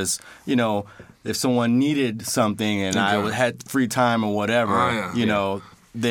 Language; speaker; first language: English; native; English